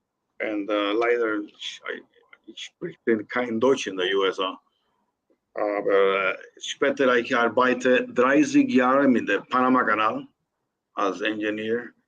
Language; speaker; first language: German; non-native, learner; Spanish